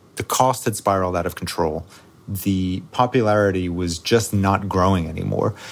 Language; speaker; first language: English; native; English